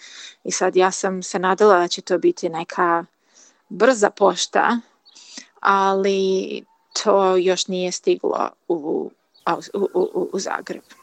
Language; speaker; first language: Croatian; early bilingual, heritage; Croatian